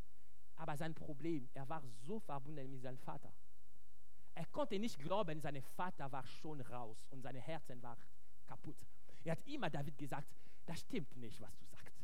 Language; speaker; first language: German; non-native, fluent; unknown